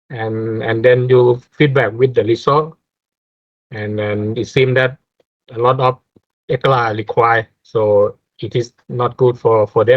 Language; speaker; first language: English; non-native, fluent; Thai